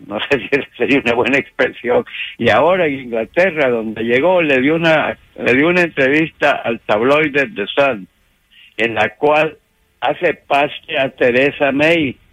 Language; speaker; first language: Spanish; native; Spanish